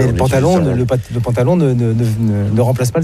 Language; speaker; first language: French; native; French